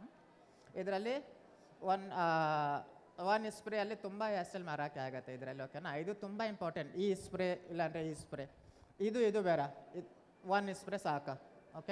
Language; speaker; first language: Kannada; non-native, learner; Bangla